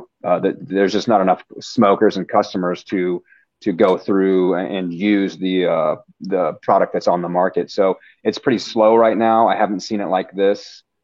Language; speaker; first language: English; native; English